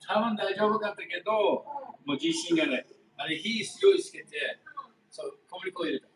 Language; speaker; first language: Japanese; non-native, fluent; English